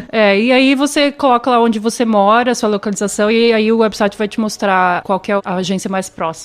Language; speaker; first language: Portuguese; native; Portuguese